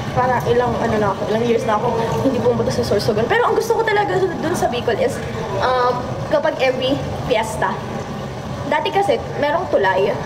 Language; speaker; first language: Filipino; native; Filipino